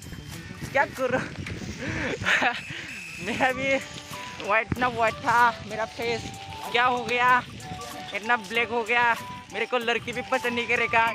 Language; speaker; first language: Hindi; non-native, local second language; Bodo